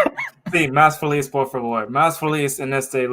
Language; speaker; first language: Spanish; non-native, fluent; English